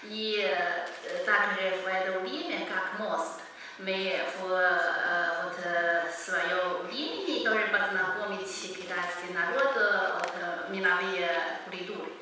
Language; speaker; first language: Russian; non-native, learner; Chinese